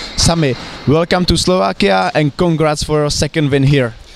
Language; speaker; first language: English; non-native, fluent; Czech